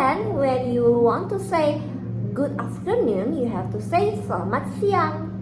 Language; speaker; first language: English; non-native, fluent; Indonesian